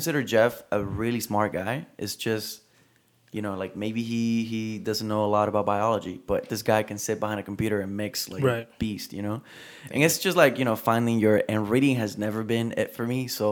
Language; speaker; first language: English; non-native, fluent; Spanish